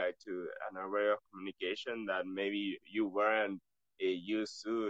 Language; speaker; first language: English; non-native, fluent; Spanish